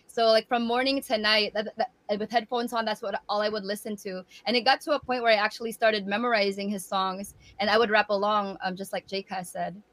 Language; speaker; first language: English; early bilingual, other home language; Waray